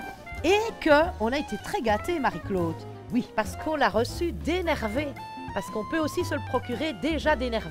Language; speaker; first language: French; native; French